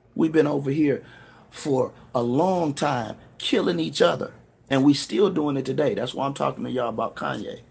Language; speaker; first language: English; native; English